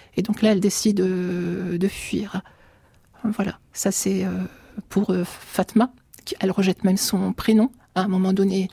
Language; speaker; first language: French; early bilingual, other home language; Arabic